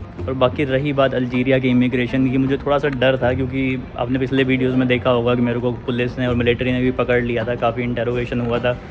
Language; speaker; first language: Hindi; native; Hindi